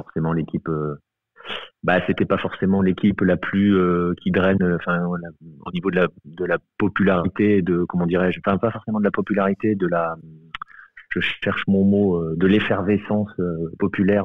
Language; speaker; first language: French; native; French